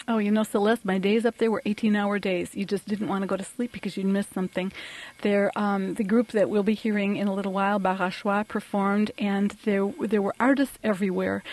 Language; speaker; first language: English; early bilingual, other home language; French